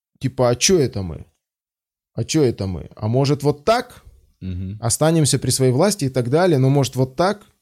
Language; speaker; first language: Russian; native; Russian